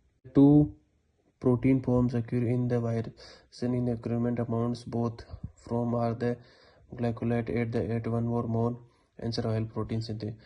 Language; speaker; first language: English; non-native, learner; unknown